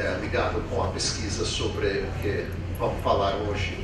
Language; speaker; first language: Portuguese; non-native, fluent; English